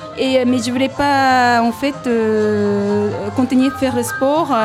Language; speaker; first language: French; non-native, learner; Japanese